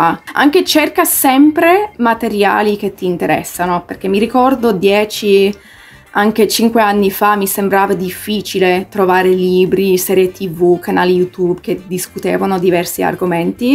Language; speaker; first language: Italian; early bilingual, heritage; English